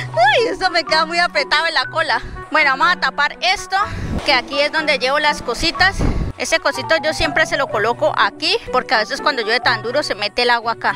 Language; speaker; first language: Spanish; native; Spanish